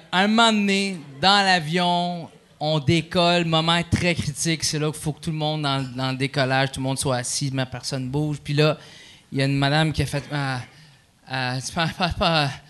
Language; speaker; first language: French; early bilingual, other home language; Arabic